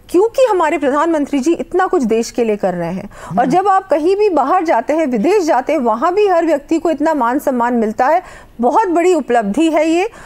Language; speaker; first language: Hindi; native; Hindi